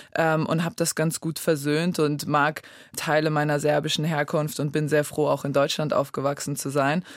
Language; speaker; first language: German; non-native, local second language; Serbian